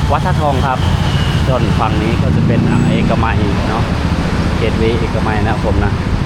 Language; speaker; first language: Thai; non-native, fluent; Lao